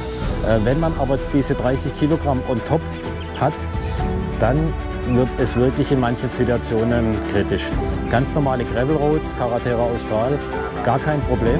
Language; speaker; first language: German; native; German